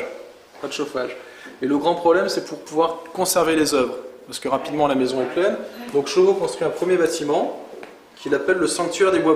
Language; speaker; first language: French; native; French